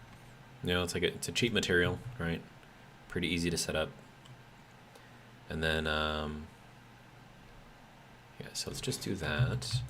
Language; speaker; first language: English; native; English